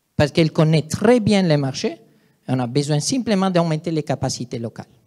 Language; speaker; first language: French; non-native, fluent; Italian